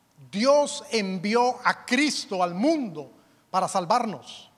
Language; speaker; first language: Spanish; native; Spanish